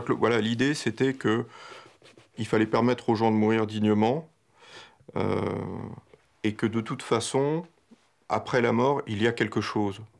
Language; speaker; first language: French; native; French